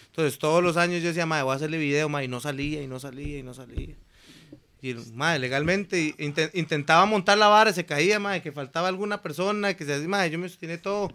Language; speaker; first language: Spanish; native; Spanish